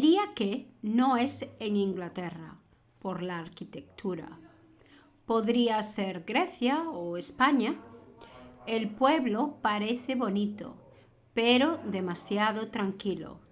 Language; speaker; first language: Spanish; non-native, fluent; English